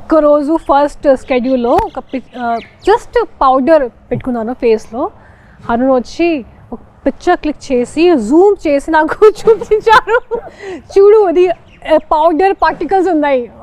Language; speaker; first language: Telugu; non-native, local second language; Hindi